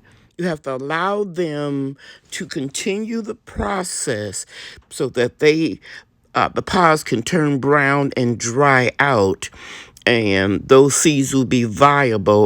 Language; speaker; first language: English; native; English